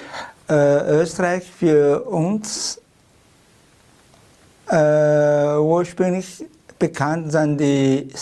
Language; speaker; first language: German; non-native, fluent; Chinese